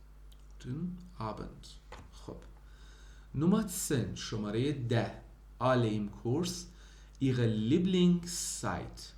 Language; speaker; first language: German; non-native, fluent; Persian